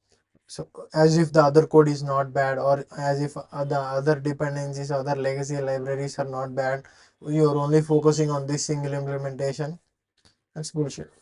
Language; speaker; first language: English; non-native, fluent; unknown